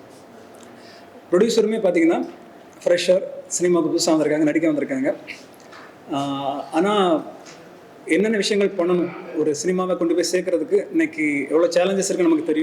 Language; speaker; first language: Tamil; native; Tamil